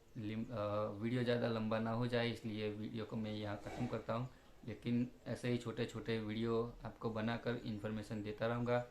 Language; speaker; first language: Hindi; non-native, local second language; Gujarati